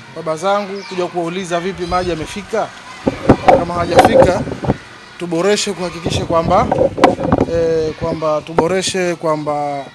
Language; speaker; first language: Swahili; native; Swahili